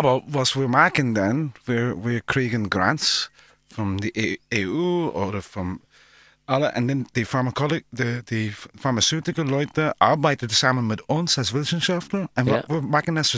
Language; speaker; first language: German; non-native, learner; English